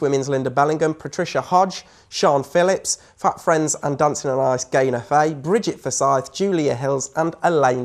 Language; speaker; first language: English; native; English